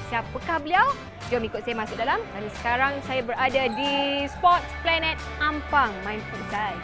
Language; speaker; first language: Malay; native; Malay